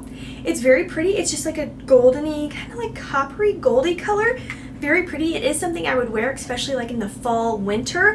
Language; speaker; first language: English; native; English